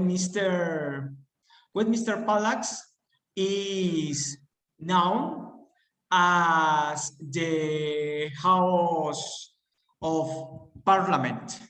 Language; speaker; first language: English; non-native, learner; Spanish